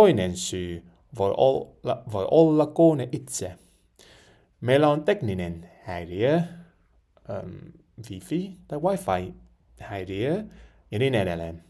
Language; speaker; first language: Finnish; non-native, learner; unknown